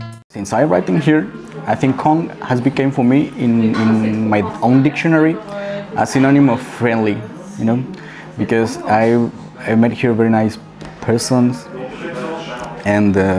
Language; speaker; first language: English; non-native, fluent; Spanish